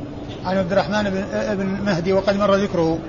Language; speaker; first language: Arabic; native; Arabic